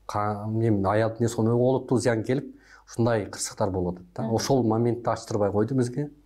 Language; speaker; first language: Kyrgyz; native; Kyrgyz